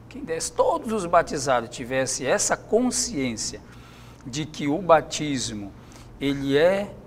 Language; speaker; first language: Portuguese; native; Portuguese